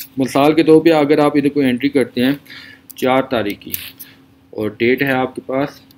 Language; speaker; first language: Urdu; native; Urdu